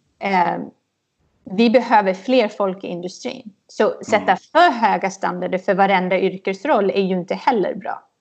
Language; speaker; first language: Swedish; native; Swedish